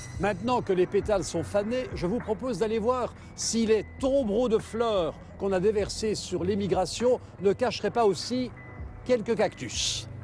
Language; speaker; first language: French; native; French